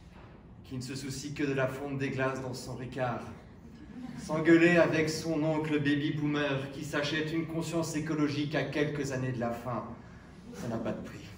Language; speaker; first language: French; native; French